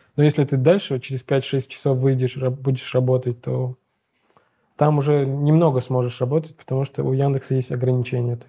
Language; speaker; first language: Russian; non-native, local second language; Uzbek